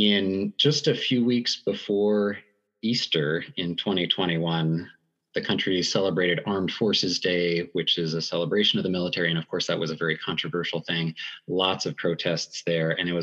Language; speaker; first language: English; native; English